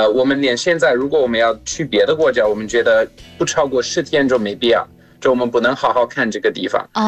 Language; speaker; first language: Chinese; non-native, fluent; Portuguese